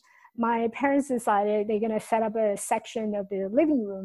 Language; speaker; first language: English; non-native, fluent; Chinese